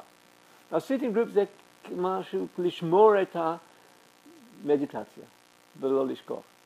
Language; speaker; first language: Hebrew; non-native, fluent; English